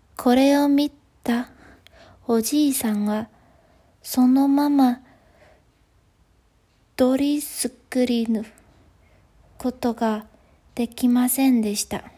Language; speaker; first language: Japanese; non-native, learner; Chinese